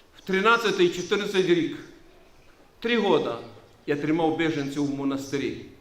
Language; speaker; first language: Ukrainian; non-native, local second language; Romanian